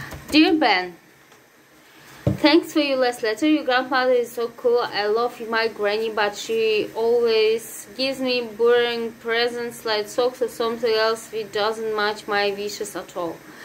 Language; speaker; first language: English; non-native, learner; Russian